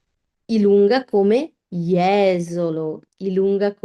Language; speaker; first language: Italian; non-native, fluent; Bangla